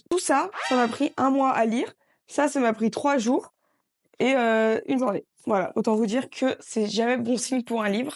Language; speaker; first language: French; native; French